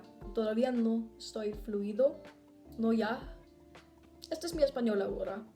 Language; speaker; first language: Spanish; non-native, learner; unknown